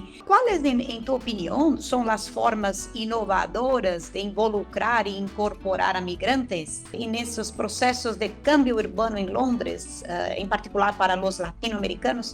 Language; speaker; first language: Spanish; non-native, fluent; Portuguese